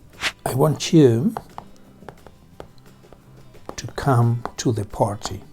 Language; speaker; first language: English; non-native, fluent; Spanish